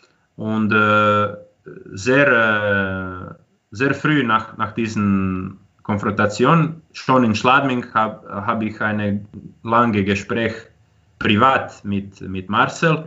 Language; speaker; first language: German; non-native, fluent; Croatian